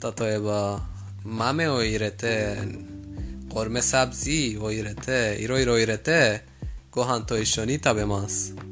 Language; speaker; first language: Japanese; non-native, fluent; Persian